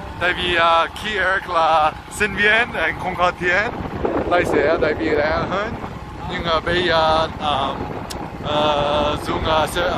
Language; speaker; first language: Vietnamese; non-native, learner; English